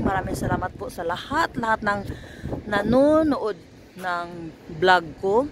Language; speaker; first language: Filipino; non-native, local second language; Cebuano